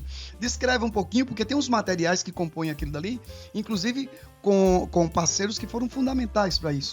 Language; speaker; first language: Portuguese; native; Portuguese